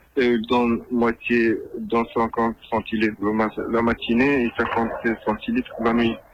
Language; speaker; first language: French; non-native, learner; Arabic